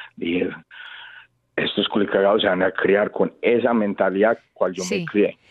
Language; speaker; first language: Spanish; early bilingual, heritage; Spanish